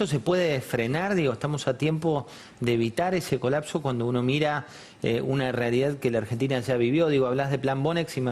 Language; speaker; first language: Spanish; native; Spanish